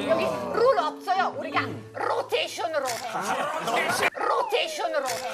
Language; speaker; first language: Korean; non-native, fluent; Italian